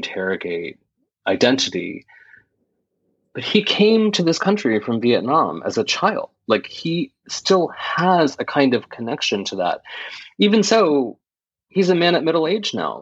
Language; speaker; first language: English; native; English